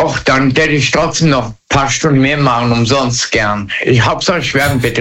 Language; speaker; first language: German; native; German